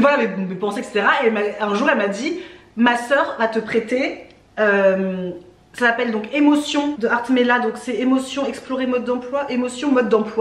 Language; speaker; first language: French; native; French